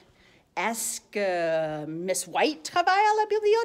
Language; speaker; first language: French; non-native, fluent; English